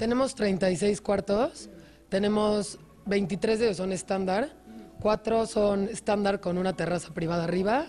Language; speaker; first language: Spanish; native; Spanish